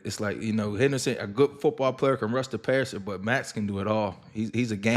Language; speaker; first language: English; native; English